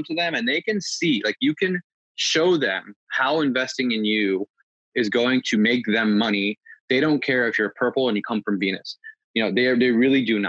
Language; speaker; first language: English; native; English